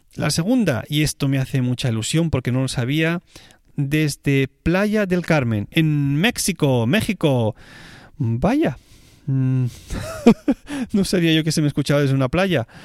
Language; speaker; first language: Spanish; native; Spanish